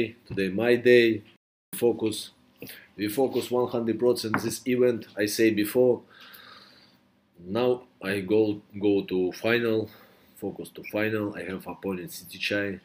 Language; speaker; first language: English; non-native, learner; Russian